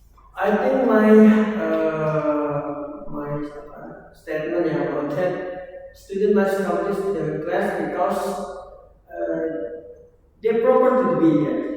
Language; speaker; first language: English; non-native, learner; Indonesian